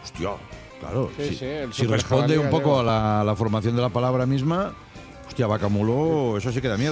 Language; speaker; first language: Spanish; native; Spanish